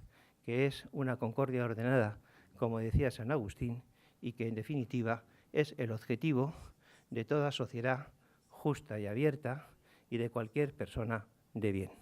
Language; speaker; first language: Spanish; native; Spanish